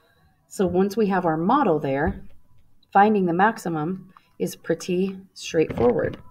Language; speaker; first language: English; native; English